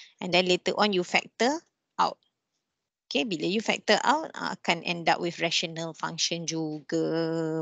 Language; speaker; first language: English; non-native, local second language; Malay